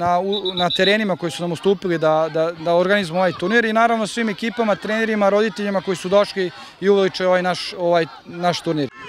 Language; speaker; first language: Croatian; native; Croatian